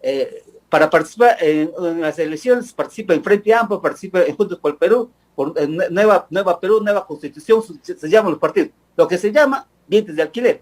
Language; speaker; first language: Spanish; native; Spanish